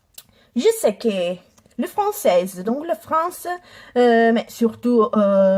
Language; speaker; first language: French; non-native, learner; Italian